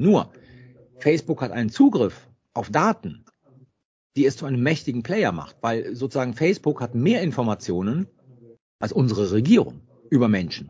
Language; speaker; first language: German; native; German